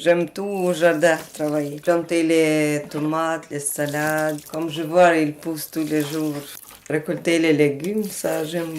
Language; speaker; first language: French; non-native, learner; Albanian